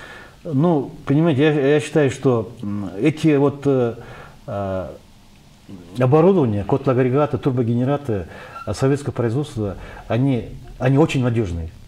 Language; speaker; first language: Russian; non-native, local second language; Kyrgyz